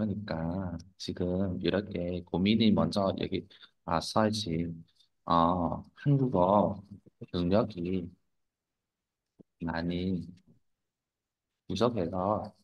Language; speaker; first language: Korean; non-native, fluent; Vietnamese